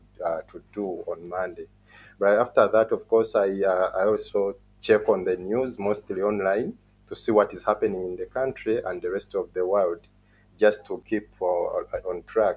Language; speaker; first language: English; non-native, local second language; Ganda